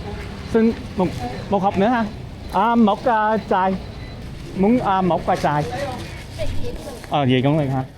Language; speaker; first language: Vietnamese; non-native, learner; English